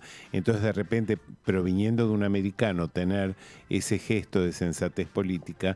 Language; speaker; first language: Spanish; native; Spanish